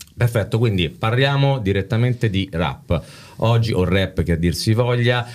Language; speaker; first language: Italian; native; Italian